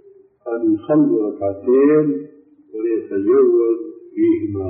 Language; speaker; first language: Arabic; native; Arabic